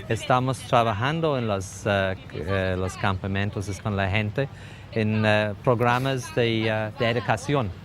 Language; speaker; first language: Spanish; non-native, fluent; English